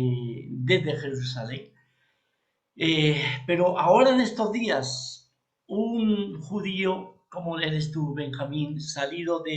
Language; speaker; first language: Spanish; native; Spanish